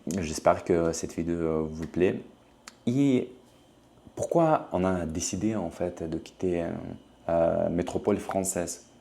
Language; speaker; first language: French; non-native, fluent; Ukrainian